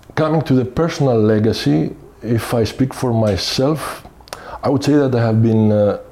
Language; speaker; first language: English; non-native, fluent; Greek